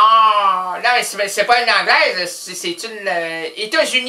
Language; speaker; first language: French; native; French